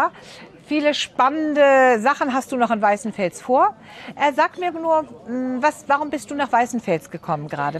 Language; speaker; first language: German; native; German